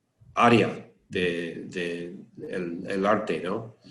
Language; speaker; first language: Spanish; non-native, learner; English